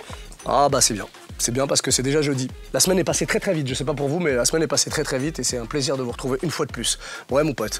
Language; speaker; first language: French; native; French